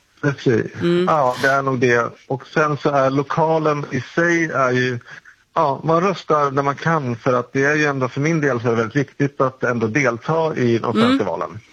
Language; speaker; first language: Swedish; native; Swedish